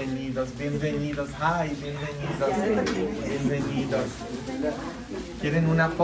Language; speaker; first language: Spanish; non-native, fluent; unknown